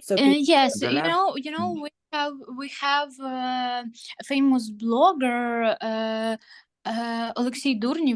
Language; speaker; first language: English; non-native, learner; Ukrainian